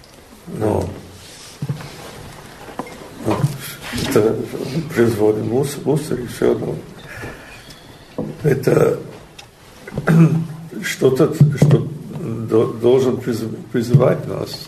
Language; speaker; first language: Russian; non-native, learner; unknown